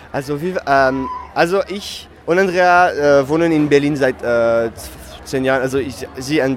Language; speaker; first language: German; non-native, fluent; French